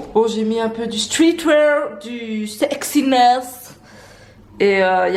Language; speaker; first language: French; native; French